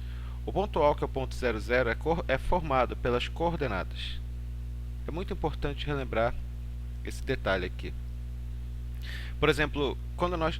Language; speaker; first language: Portuguese; native; Portuguese